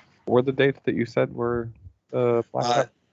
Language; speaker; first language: English; native; English